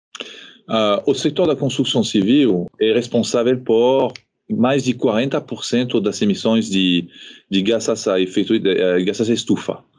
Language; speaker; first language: Portuguese; non-native, fluent; French